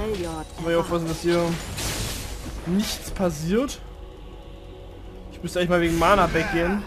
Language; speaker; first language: German; native; German